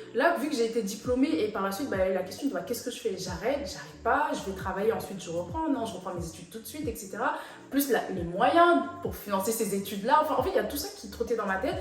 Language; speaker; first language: French; native; French